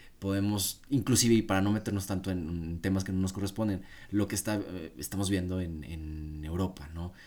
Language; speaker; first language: Spanish; native; Spanish